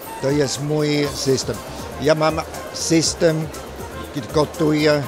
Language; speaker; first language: Polish; non-native, learner; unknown